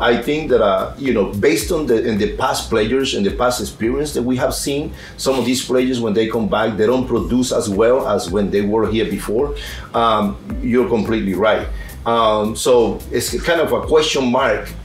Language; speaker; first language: English; non-native, fluent; Spanish